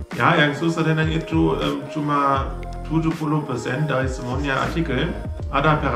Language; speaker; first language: Indonesian; non-native, fluent; German